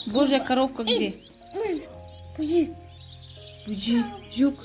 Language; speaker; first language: Russian; non-native, local second language; Tajik